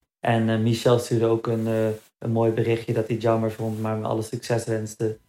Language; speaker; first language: Dutch; early bilingual, other home language; Berber languages